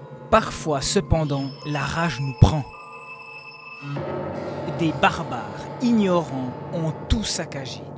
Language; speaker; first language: French; native; French